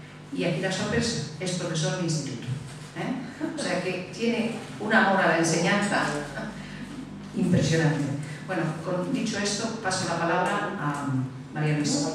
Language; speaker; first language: Spanish; native; Spanish